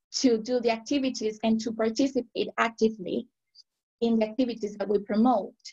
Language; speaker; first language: English; non-native, fluent; Spanish